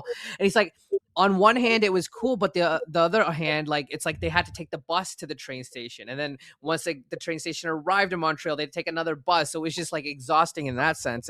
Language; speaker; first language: English; native; English